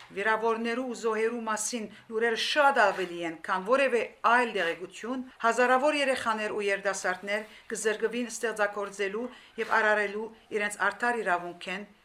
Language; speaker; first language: Armenian; early bilingual, heritage; Armenian